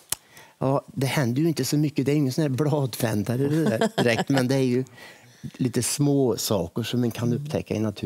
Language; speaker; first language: Swedish; native; Swedish